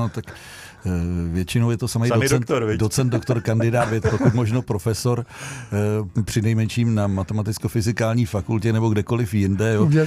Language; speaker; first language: Czech; native; Czech